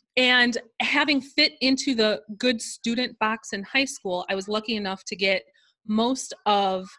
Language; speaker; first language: English; native; English